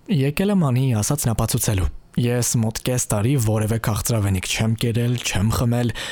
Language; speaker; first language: Armenian; native; Armenian